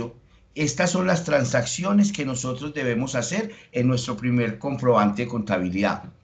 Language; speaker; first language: Spanish; native; Spanish